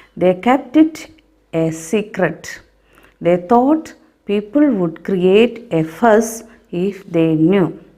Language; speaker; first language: English; non-native, local second language; Malayalam